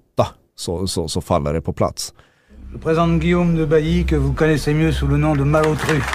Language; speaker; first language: Swedish; native; Swedish